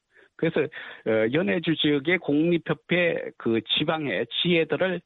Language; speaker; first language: Korean; native; Korean